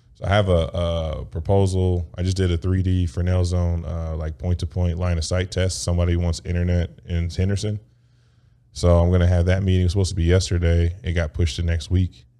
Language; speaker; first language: English; native; English